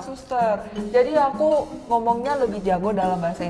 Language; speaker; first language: Indonesian; early bilingual, other home language; Korean